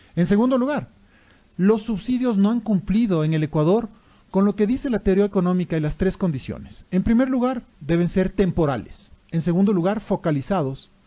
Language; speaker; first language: Spanish; native; Spanish